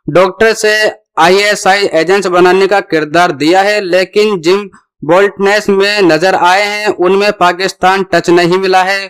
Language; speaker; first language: Hindi; native; Hindi